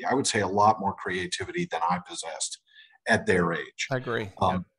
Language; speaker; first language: English; native; English